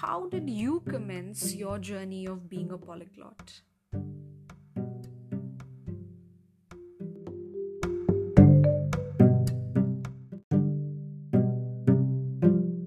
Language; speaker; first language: English; non-native, local second language; Odia